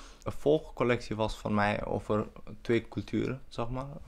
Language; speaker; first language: Dutch; early bilingual, other home language; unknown